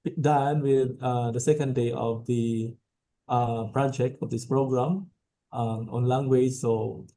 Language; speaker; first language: English; non-native, local second language; Cebuano